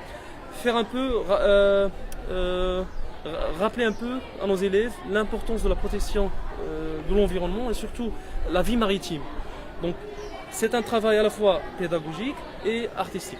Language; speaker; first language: French; non-native, local second language; Arabic